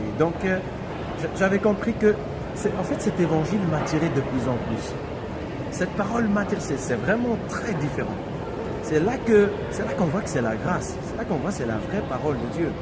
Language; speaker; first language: French; non-native, local second language; Kabyle